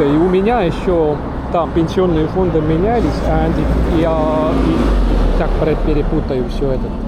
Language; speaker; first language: Russian; non-native, local second language; Estonian